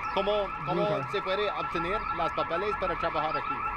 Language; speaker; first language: Spanish; non-native, learner; English